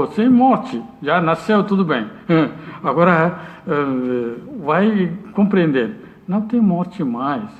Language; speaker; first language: Portuguese; non-native, learner; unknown